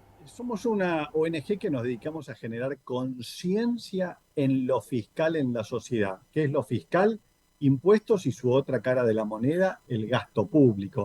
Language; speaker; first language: Spanish; native; Spanish